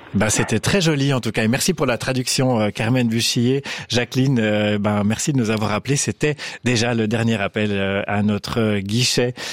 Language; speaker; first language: French; native; French